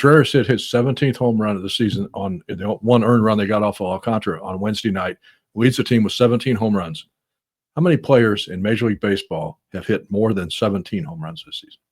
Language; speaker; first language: English; native; English